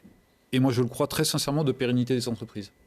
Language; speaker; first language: French; native; French